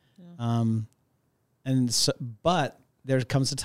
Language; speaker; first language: English; native; English